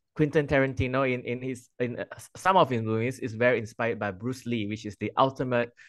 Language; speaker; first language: English; non-native, local second language; Chinese